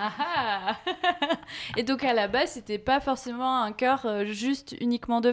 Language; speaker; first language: French; native; French